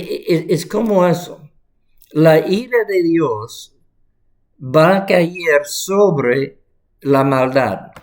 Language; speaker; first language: Spanish; non-native, fluent; English